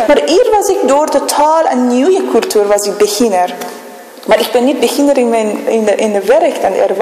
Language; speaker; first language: Dutch; non-native, learner; Persian